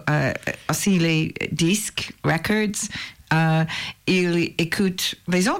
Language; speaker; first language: French; non-native, learner; English